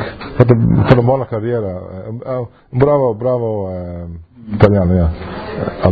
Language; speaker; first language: Italian; early bilingual, heritage; English